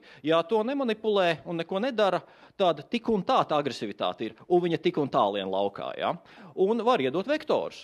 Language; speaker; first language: Latvian; native; Latvian